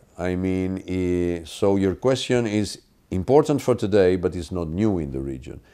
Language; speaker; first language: English; non-native, fluent; Spanish